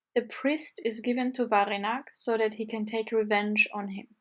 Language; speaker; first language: English; non-native, fluent; Armenian